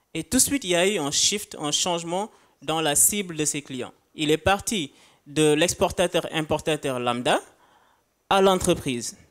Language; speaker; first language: French; non-native, local second language; Wolof